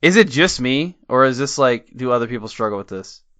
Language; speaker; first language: English; native; English